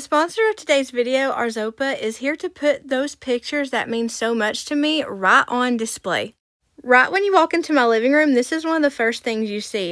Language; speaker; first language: English; native; English